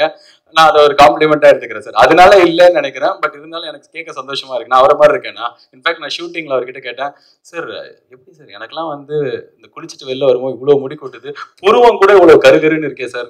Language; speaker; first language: Tamil; native; Tamil